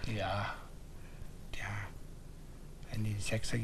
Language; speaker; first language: German; non-native, fluent; Dutch